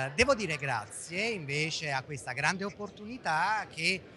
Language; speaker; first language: Italian; native; Italian